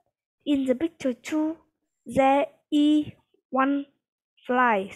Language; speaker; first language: English; non-native, learner; Vietnamese